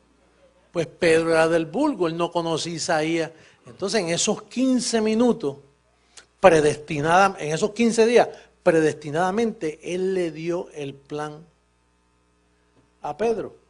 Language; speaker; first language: Spanish; native; Spanish